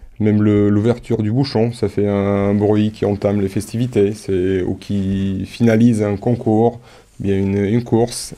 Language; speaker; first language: French; non-native, fluent; Romanian